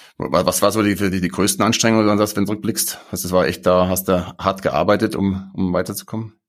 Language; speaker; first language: German; native; German